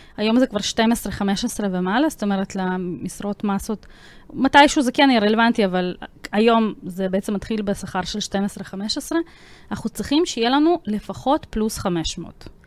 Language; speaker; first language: Hebrew; early bilingual, other home language; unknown